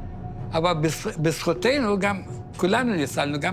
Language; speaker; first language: Hebrew; non-native, fluent; Yiddish